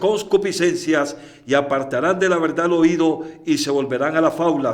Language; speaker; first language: Spanish; native; Spanish